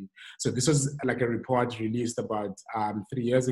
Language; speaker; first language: English; non-native, local second language; Xhosa